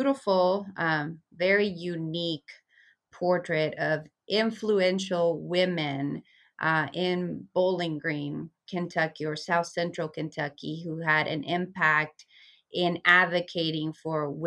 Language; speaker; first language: English; early bilingual, other home language; Spanish